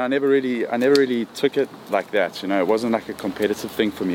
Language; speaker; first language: English; native; English